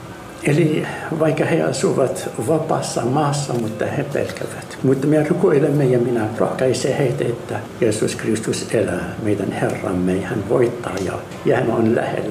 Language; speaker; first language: Finnish; non-native, learner; Arabic